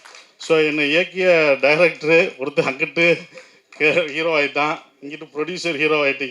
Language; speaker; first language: Tamil; native; Tamil